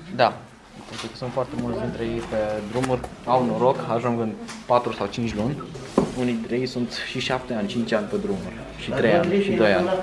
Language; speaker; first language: Romanian; non-native, fluent; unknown